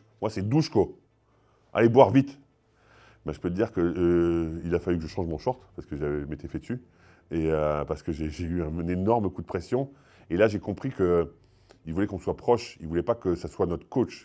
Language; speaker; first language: French; native; French